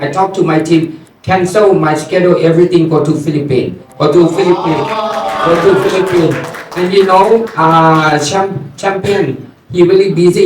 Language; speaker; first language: English; non-native, learner; Thai